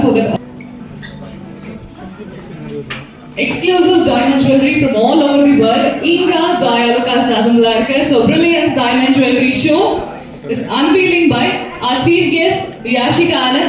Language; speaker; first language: English; non-native, local second language; Tamil